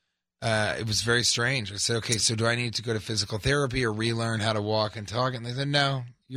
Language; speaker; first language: English; native; English